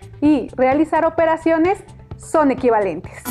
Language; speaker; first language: Spanish; native; Spanish